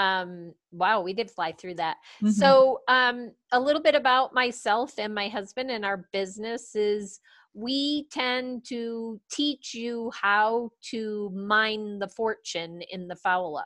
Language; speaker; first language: English; native; English